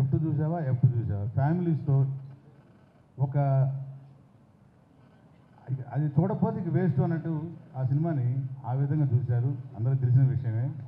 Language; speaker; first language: Telugu; native; Telugu